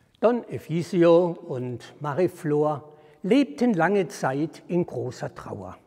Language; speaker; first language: German; native; German